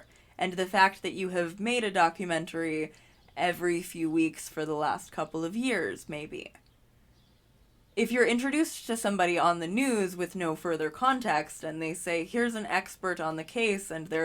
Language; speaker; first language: English; native; English